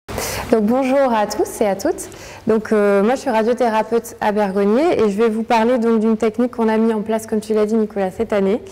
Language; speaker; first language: French; native; French